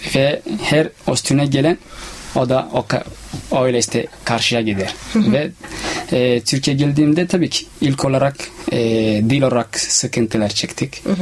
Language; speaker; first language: Turkish; non-native, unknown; Somali